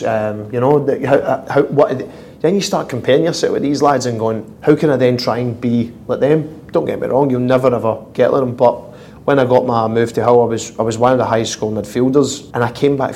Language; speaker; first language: English; native; English